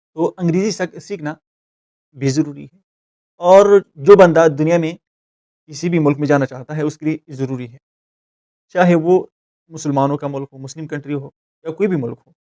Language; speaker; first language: Urdu; non-native, local second language; Pashto